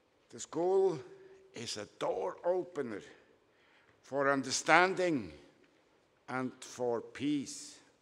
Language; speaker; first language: English; non-native, fluent; German